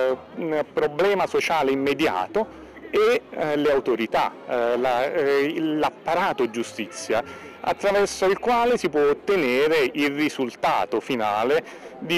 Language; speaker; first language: Italian; native; Italian